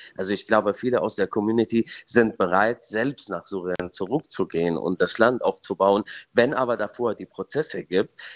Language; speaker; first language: German; non-native, fluent; Arabic